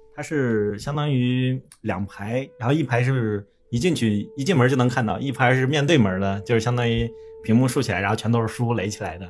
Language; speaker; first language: Chinese; native; Chinese